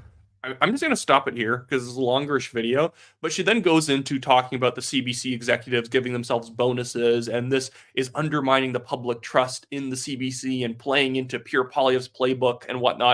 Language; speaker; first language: English; native; English